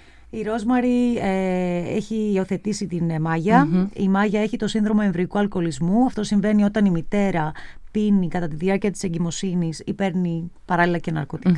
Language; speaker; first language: Greek; native; Greek